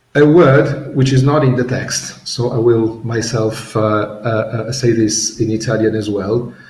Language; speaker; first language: English; non-native, fluent; Italian